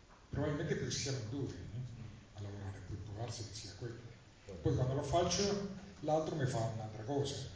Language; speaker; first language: Italian; non-native, fluent; Spanish